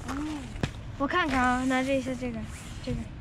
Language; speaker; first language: Chinese; early bilingual, heritage; Chinese